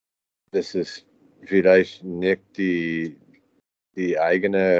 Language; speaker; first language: German; non-native, learner; English